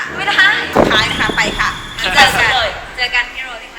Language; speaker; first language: Thai; native; Thai